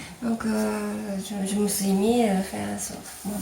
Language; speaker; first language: French; non-native, fluent; Japanese